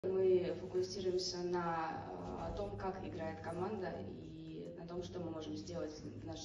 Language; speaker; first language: Russian; native; Russian